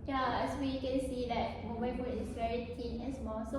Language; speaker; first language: English; non-native, learner; Malay